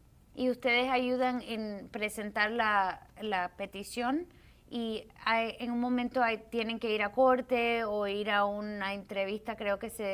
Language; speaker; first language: Spanish; early bilingual, heritage; Spanish